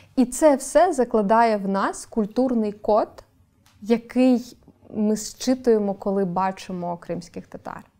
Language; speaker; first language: Ukrainian; non-native, local second language; Crimean Tatar